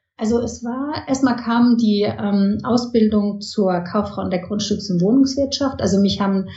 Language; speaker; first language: German; early bilingual, heritage; German